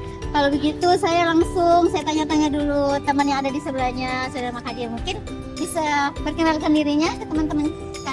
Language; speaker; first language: Indonesian; native; Indonesian